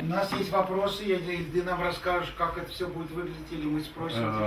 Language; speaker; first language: Russian; native; Russian